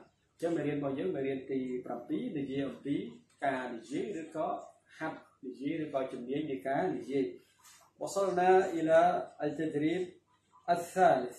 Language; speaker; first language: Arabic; non-native, fluent; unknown